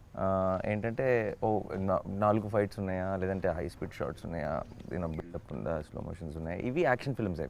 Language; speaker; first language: Telugu; native; Telugu